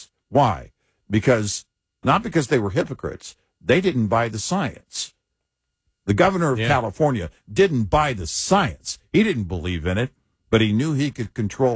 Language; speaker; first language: English; native; English